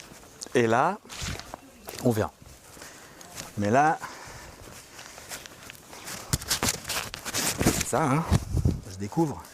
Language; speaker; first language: French; native; French